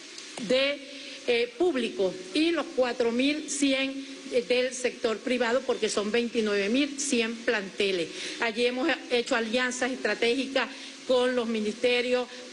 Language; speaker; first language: Spanish; native; Spanish